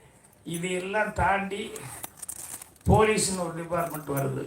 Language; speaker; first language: Tamil; native; Tamil